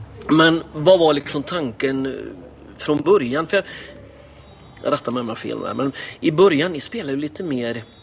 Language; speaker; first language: Swedish; native; Swedish